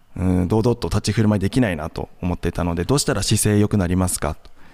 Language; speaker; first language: Japanese; native; Japanese